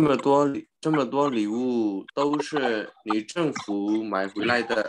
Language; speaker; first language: Chinese; non-native, learner; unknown